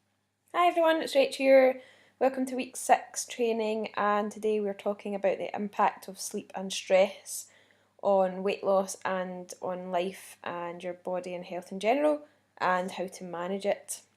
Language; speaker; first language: English; native; English